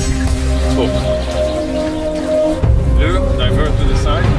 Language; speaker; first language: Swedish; non-native, fluent; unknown